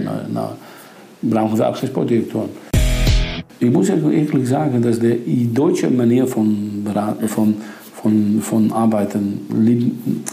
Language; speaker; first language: German; non-native, fluent; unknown